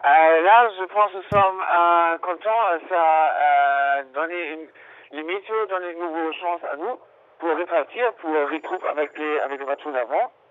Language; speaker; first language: French; non-native, learner; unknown